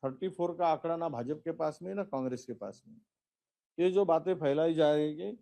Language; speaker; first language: Hindi; non-native, local second language; Marathi